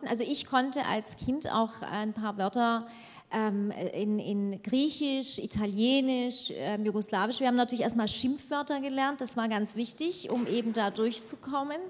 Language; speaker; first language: German; early bilingual, other home language; Turkish